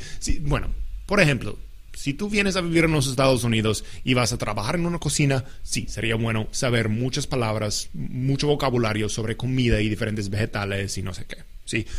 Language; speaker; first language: Spanish; non-native, fluent; English